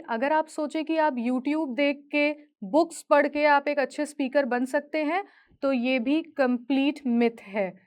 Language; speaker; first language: Hindi; native; Hindi